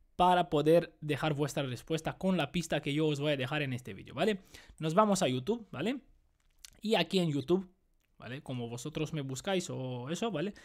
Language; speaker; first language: Spanish; non-native, fluent; Romanian